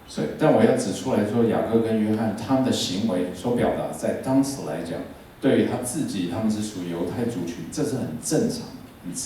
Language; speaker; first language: Chinese; native; Chinese